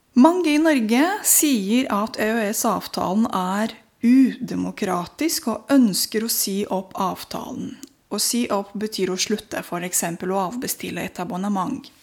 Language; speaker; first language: Norwegian; non-native, fluent; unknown